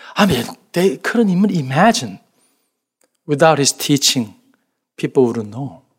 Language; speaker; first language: English; non-native, fluent; Korean